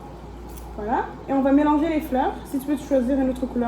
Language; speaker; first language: French; native; French